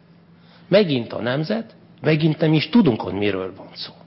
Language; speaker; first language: Hungarian; non-native, fluent; French